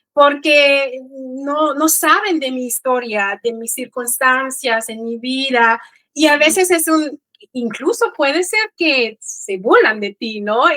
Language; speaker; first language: Spanish; non-native, fluent; Kikuyu